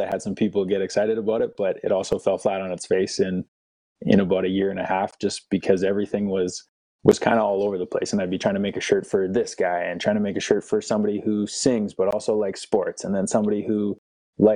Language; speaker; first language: English; native; English